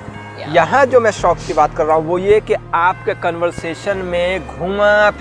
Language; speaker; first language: Hindi; native; Hindi